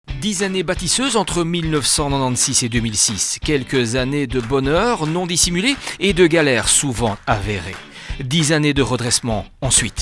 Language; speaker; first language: French; native; French